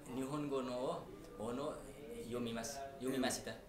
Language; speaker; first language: Japanese; non-native, learner; Nepali